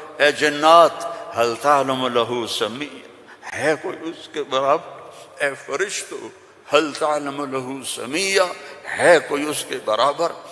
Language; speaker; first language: Urdu; non-native, local second language; Punjabi